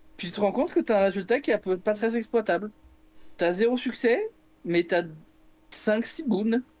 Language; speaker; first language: French; native; French